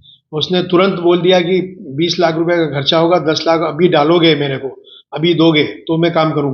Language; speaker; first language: Hindi; native; Hindi